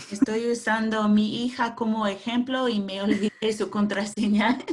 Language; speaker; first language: Spanish; non-native, fluent; English